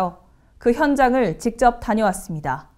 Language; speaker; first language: Korean; native; Korean